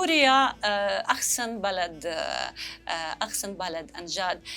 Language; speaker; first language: Arabic; non-native, learner; Russian